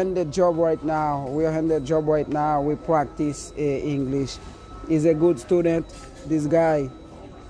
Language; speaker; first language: English; non-native, learner; Haitian Creole